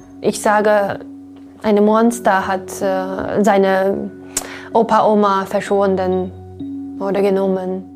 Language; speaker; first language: German; non-native, learner; Uyghur